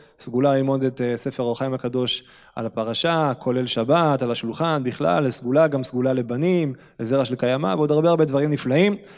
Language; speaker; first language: Hebrew; native; Hebrew